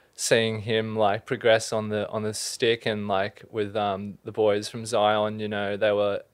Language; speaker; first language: English; native; English